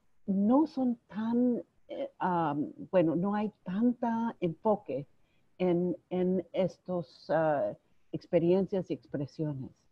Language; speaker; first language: Spanish; non-native, fluent; English